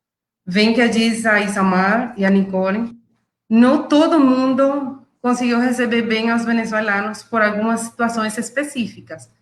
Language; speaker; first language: Portuguese; non-native, fluent; Spanish